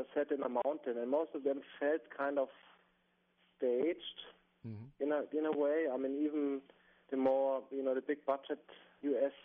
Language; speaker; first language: English; non-native, fluent; German